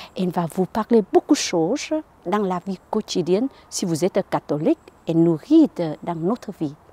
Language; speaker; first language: French; non-native, learner; Vietnamese